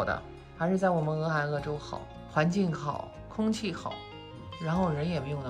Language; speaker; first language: Chinese; native; Chinese